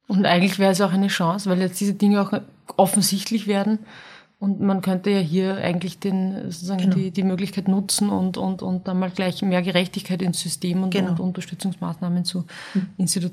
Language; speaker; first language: German; native; German